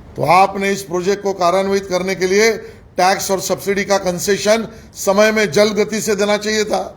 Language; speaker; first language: Hindi; non-native, local second language; Marathi